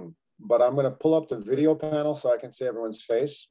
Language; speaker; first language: English; native; English